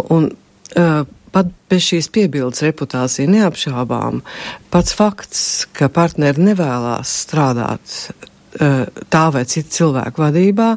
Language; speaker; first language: Latvian; native; Latvian